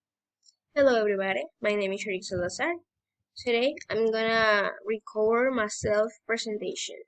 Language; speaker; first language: English; non-native, learner; Spanish